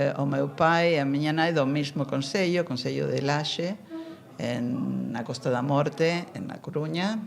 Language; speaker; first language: Galician; non-native, fluent; Spanish